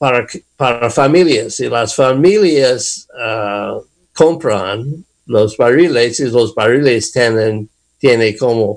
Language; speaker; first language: Spanish; non-native, learner; English